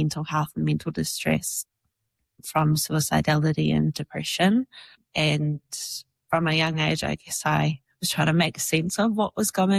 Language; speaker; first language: English; native; English